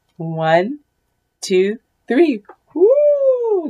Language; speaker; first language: English; early bilingual, other home language; French